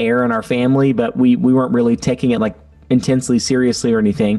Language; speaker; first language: English; native; English